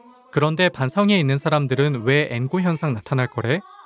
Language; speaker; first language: Korean; native; Korean